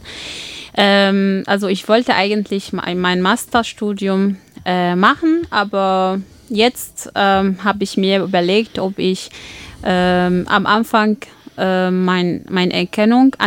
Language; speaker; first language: German; non-native, fluent; Arabic